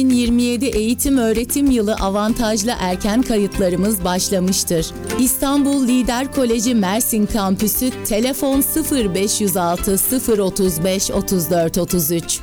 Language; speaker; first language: Turkish; native; Turkish